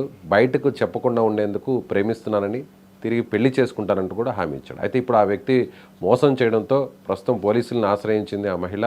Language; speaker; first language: Telugu; native; Telugu